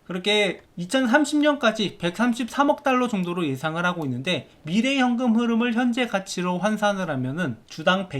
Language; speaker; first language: Korean; native; Korean